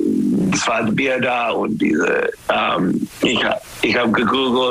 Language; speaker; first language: German; non-native, fluent; English